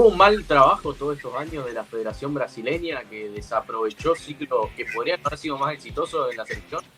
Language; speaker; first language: Spanish; native; Spanish